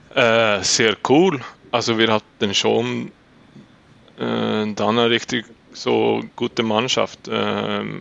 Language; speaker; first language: German; non-native, learner; Swedish